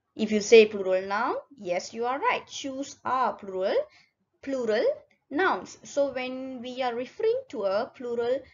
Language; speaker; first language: English; non-native, local second language; Tamil